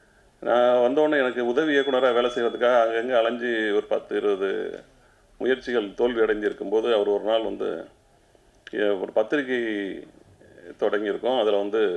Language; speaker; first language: Tamil; native; Tamil